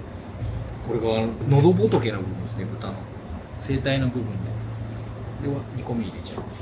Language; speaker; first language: Japanese; native; Japanese